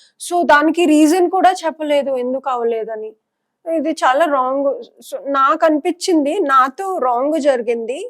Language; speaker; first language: Telugu; non-native, local second language; Punjabi